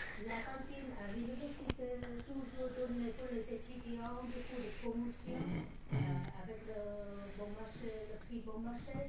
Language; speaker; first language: French; non-native, learner; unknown